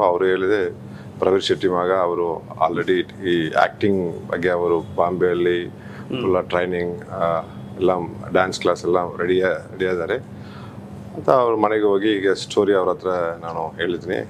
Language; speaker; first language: Kannada; non-native, learner; Tamil